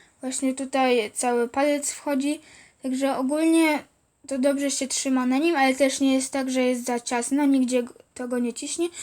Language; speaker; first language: Polish; native; Polish